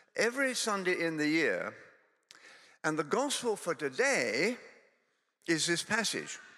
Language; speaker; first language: English; native; English